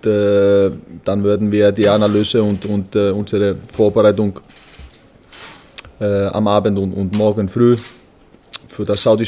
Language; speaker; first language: German; non-native, fluent; Icelandic